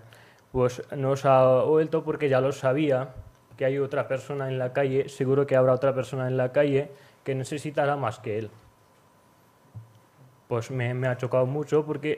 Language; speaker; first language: Spanish; non-native, learner; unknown